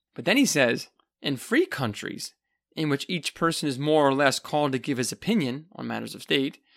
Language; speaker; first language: English; native; English